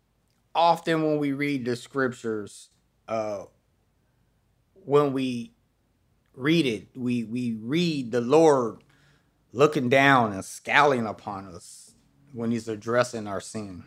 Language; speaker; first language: English; native; English